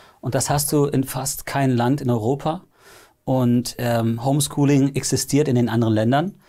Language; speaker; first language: German; early bilingual, other home language; English